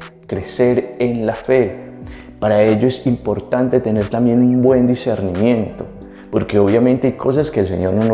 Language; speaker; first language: Spanish; native; Spanish